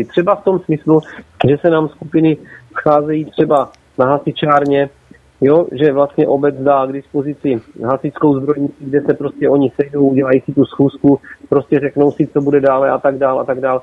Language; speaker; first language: Czech; native; Czech